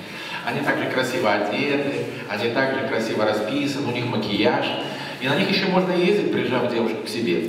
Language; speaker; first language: Russian; native; Russian